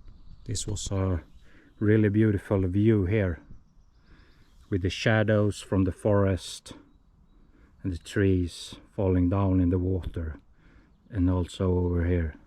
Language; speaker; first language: English; non-native, fluent; Swedish